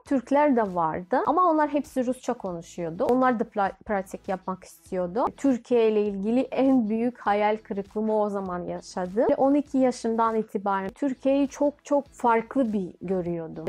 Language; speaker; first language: Turkish; non-native, fluent; Russian